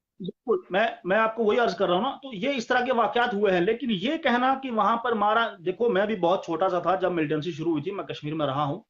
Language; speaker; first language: Urdu; non-native, local second language; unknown